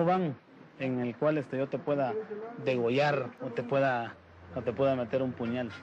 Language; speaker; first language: Spanish; native; Spanish